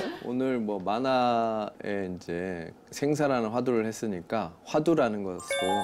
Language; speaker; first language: Korean; native; Korean